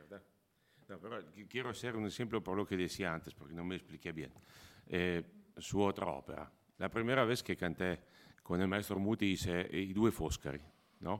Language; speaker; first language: Spanish; non-native, fluent; Italian